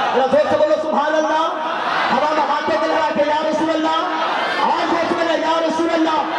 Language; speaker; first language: Urdu; native; Urdu